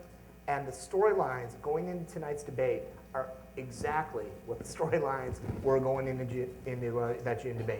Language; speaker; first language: English; native; English